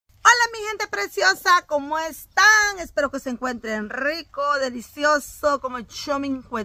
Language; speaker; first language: Spanish; native; Spanish